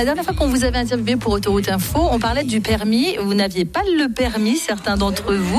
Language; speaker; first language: French; native; French